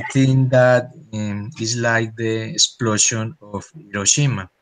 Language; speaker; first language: English; non-native, learner; Spanish